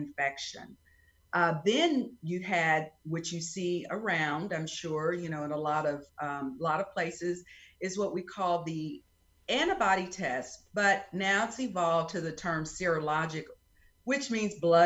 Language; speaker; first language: English; native; English